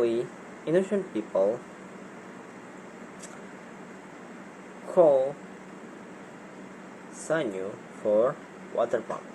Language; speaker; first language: English; non-native, learner; Indonesian